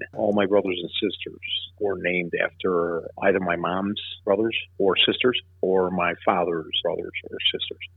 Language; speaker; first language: English; native; English